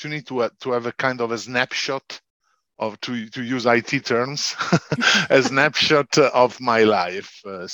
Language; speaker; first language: English; non-native, fluent; Italian